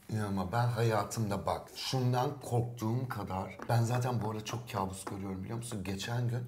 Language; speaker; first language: Turkish; native; Turkish